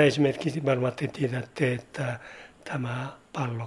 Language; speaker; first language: Finnish; non-native, learner; Japanese